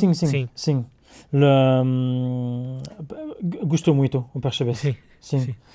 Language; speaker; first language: Portuguese; non-native, learner; French